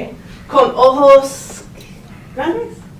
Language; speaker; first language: Spanish; non-native, fluent; English